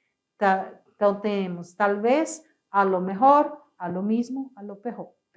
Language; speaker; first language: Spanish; non-native, fluent; Portuguese